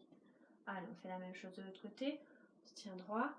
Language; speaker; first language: French; native; French